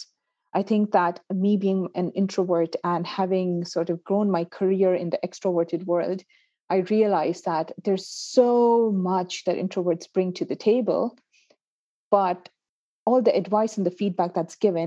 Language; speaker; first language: English; non-native, local second language; Urdu